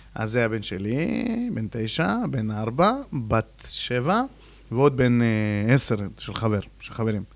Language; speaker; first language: Hebrew; non-native, fluent; Russian